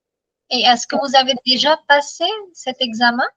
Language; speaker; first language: French; non-native, fluent; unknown